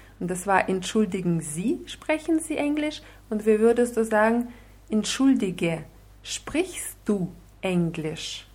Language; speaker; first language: German; non-native, fluent; Russian